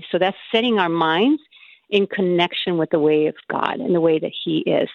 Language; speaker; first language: English; non-native, fluent; Spanish